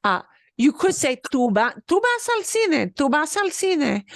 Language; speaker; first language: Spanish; non-native, fluent; English